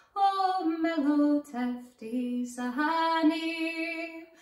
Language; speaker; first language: English; native; English